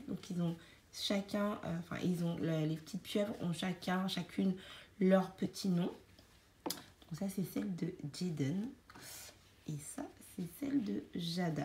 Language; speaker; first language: French; native; French